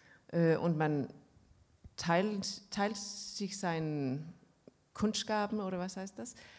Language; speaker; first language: German; non-native, fluent; Danish